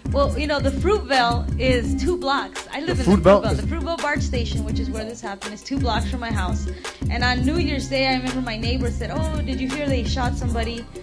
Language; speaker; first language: English; early bilingual, other home language; Spanish